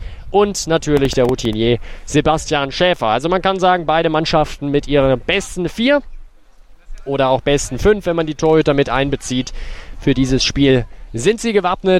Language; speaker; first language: German; native; German